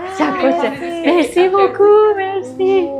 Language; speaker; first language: French; non-native, learner; Japanese